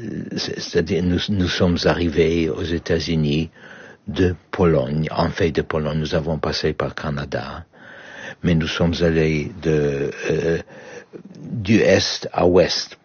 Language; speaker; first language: French; non-native, fluent; Polish